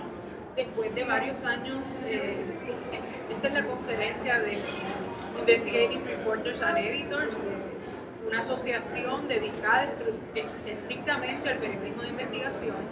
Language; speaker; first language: Spanish; native; Spanish